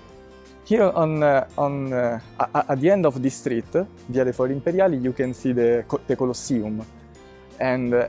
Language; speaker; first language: English; non-native, fluent; Italian